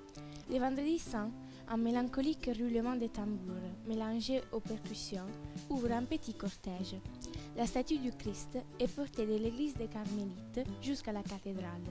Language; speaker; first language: French; non-native, learner; Italian